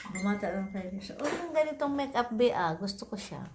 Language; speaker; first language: Filipino; non-native, local second language; Cebuano